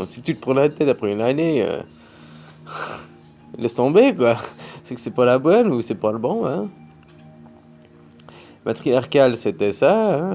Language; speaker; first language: French; native; French